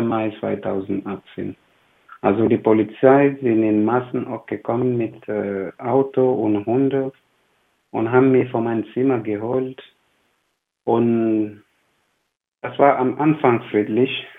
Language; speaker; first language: German; non-native, fluent; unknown